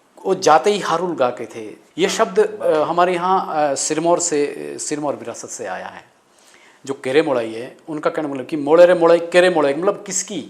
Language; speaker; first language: Hindi; non-native, local second language; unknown